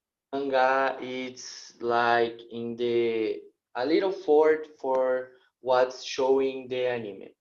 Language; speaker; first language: English; non-native, learner; Portuguese